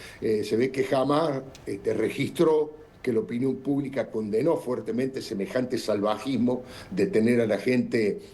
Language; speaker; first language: Spanish; native; Spanish